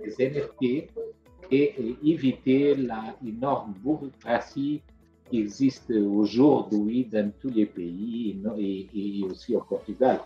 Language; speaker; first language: French; non-native, fluent; Portuguese